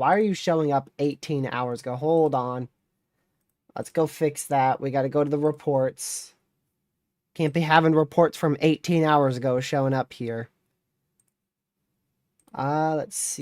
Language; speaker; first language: English; native; English